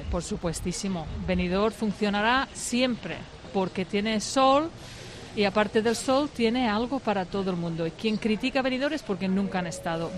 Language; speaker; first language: Spanish; non-native, fluent; English